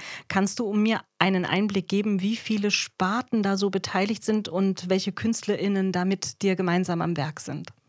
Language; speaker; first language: German; native; German